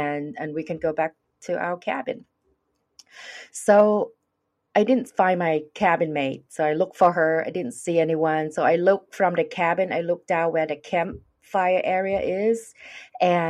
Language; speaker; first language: English; non-native, fluent; Thai